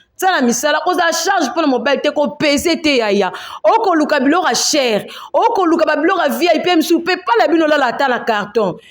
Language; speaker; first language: Lingala; non-native, local second language; Swahili